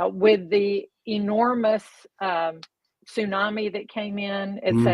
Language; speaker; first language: English; native; English